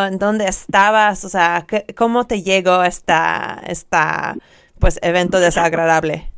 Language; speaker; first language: Spanish; non-native, fluent; English